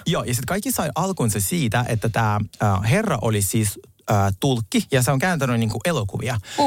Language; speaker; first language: Finnish; early bilingual, other home language; Russian